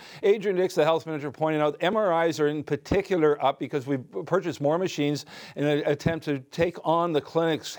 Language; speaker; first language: English; non-native, fluent; French